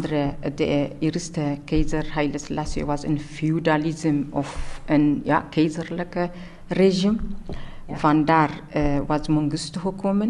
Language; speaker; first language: Dutch; non-native, learner; Tigrinya